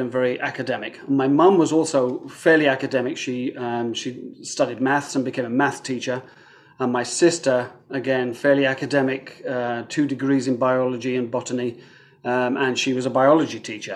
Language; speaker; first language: English; native; English